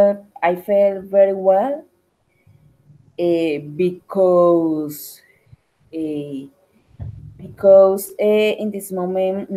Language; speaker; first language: English; non-native, learner; Spanish